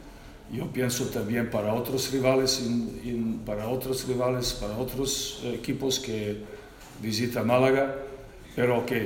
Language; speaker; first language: Spanish; non-native, learner; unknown